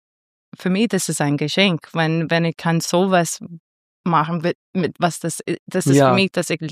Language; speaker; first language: German; non-native, fluent; English